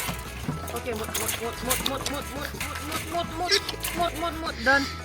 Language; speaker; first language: English; non-native, learner; Thai